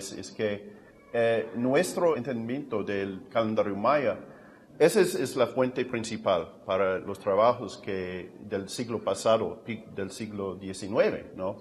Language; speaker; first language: Spanish; non-native, fluent; English